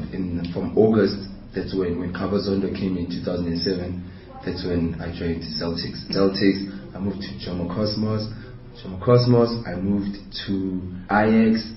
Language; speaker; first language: English; non-native, local second language; Southern Sotho